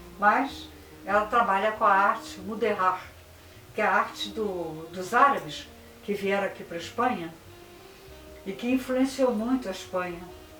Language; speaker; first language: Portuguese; native; Portuguese